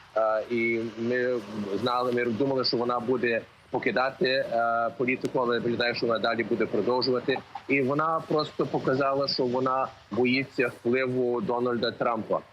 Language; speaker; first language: Ukrainian; early bilingual, heritage; Ukrainian